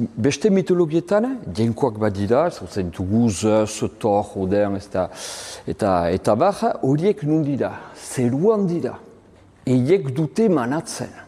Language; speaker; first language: Basque; native; Basque